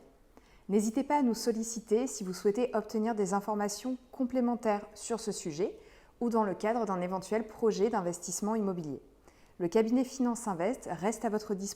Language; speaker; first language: French; native; French